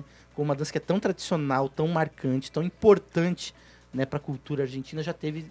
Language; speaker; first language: Portuguese; native; Portuguese